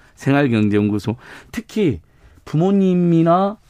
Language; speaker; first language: Korean; native; Korean